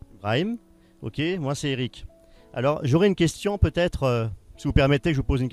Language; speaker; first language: French; native; French